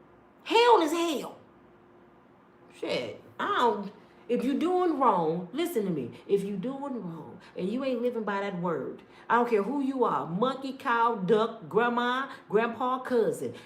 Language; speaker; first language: English; native; English